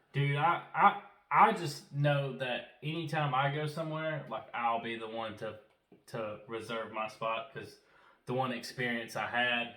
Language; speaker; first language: English; native; English